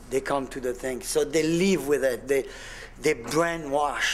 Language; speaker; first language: English; non-native, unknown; French